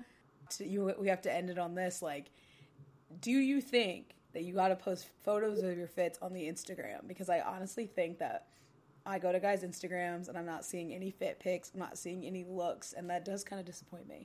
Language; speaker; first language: English; native; English